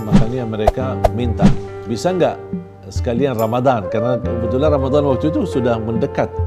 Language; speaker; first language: Indonesian; non-native, fluent; Arabic